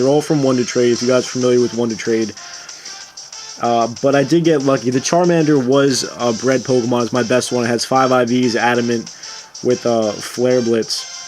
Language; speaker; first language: English; native; English